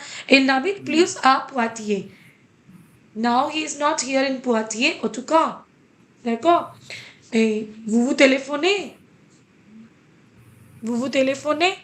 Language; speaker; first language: French; non-native, fluent; Hindi